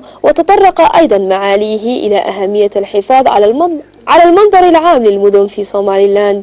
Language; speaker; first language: Arabic; non-native, local second language; Somali